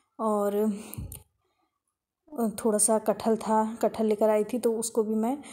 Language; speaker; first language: Hindi; native; Hindi